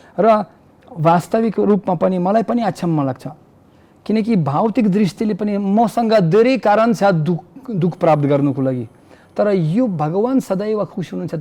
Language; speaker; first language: Nepali; non-native, fluent; Russian